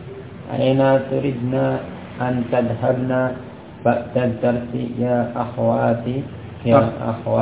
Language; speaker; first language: Arabic; non-native, learner; Indonesian